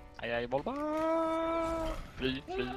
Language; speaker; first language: Swedish; native; Swedish